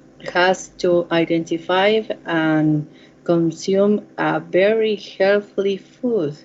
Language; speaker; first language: English; non-native, learner; Spanish